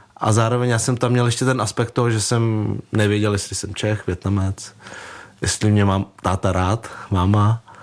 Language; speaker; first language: Czech; early bilingual, other home language; Vietnamese